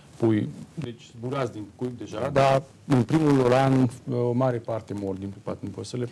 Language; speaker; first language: Romanian; non-native, local second language; Hungarian